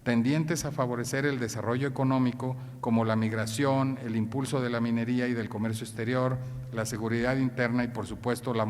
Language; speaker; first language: Spanish; native; Spanish